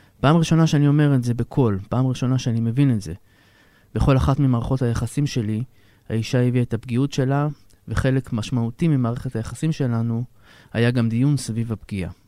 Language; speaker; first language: Hebrew; native; Hebrew